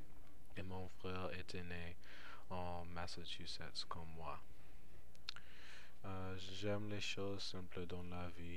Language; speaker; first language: French; non-native, learner; English